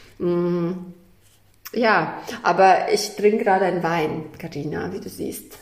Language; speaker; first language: German; early bilingual, other home language; Russian